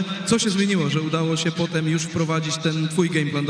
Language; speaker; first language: Polish; native; Polish